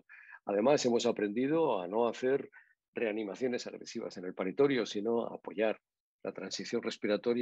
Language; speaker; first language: Spanish; native; Spanish